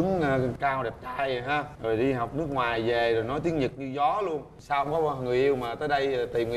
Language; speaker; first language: Vietnamese; native; Vietnamese